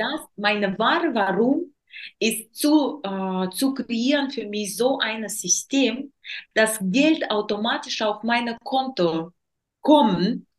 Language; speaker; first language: German; non-native, learner; Russian